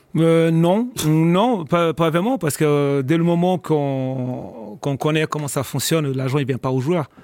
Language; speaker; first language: French; non-native, fluent; Portuguese